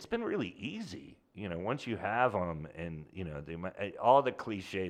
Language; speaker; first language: English; native; English